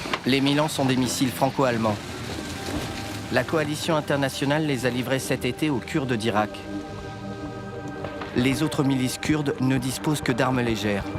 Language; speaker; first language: French; native; French